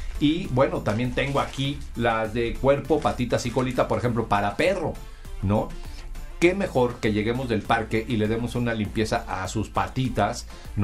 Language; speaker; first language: Spanish; native; Spanish